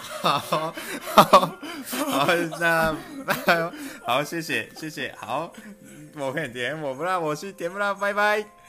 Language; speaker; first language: Chinese; non-native, fluent; Japanese